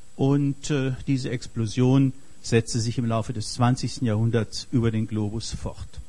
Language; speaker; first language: German; native; German